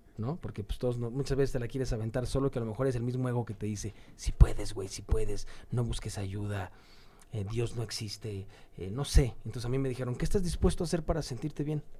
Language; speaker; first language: Spanish; native; Spanish